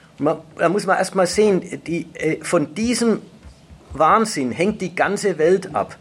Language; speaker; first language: German; native; German